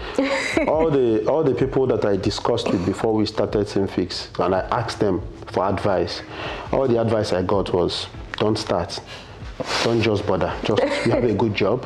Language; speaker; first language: English; non-native, local second language; Igbo